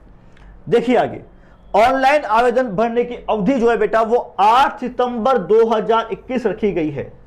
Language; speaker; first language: Hindi; native; Hindi